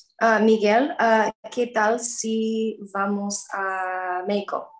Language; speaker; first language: Spanish; non-native, learner; English